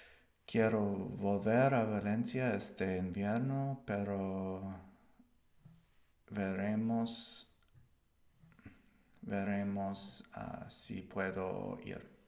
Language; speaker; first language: Spanish; non-native, learner; English